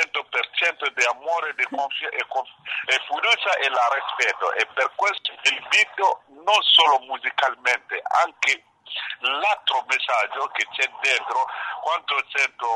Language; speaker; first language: Italian; non-native, learner; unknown